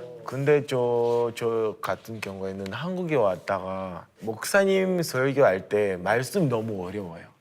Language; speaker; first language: Korean; non-native, learner; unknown